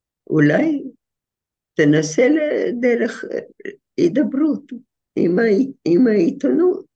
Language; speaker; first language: Hebrew; non-native, fluent; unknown